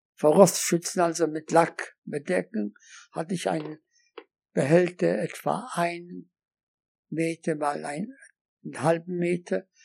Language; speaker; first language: German; non-native, fluent; Polish